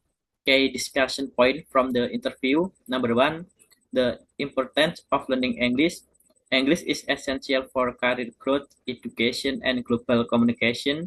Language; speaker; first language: English; non-native, learner; Indonesian